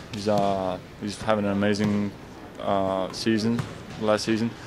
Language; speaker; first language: English; non-native, fluent; Latvian